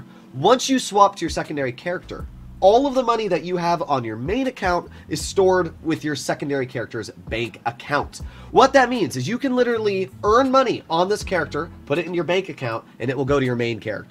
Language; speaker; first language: English; native; English